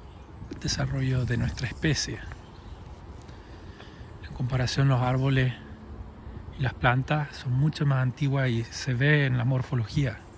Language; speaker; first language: Spanish; early bilingual, heritage; English